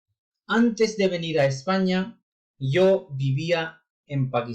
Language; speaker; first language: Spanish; non-native, fluent; Urdu